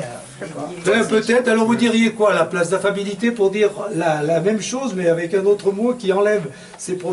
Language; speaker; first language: French; native; French